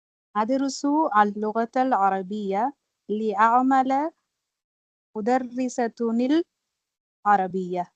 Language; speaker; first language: Arabic; non-native, learner; Tamil